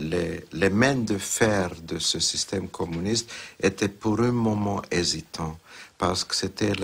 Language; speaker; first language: French; non-native, fluent; Hungarian